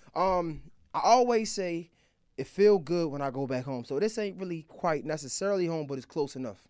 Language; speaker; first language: English; native; English